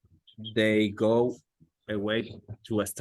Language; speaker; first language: English; non-native, learner; Spanish